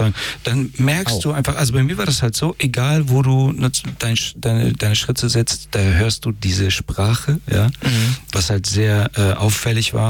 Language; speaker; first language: German; early bilingual, other home language; Persian